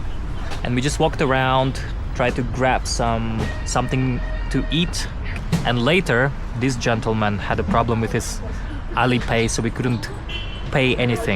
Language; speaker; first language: English; non-native, fluent; Russian